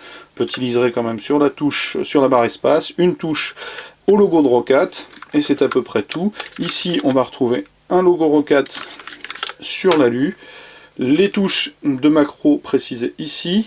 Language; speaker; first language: French; native; French